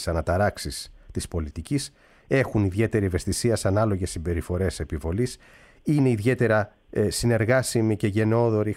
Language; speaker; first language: Greek; native; Greek